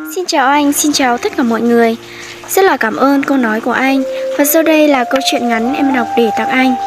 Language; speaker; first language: Vietnamese; non-native, local second language; Hmong